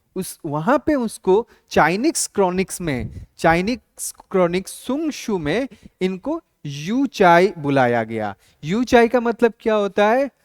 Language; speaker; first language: Hindi; non-native, local second language; Assamese